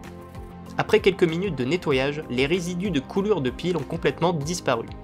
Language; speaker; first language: French; native; French